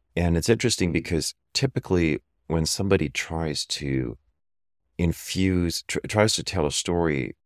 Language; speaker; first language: English; non-native, fluent; German